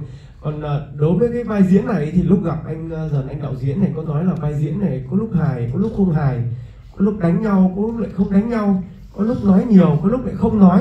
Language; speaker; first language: Vietnamese; native; Vietnamese